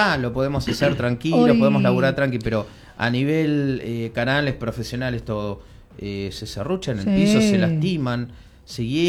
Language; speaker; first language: Spanish; native; Spanish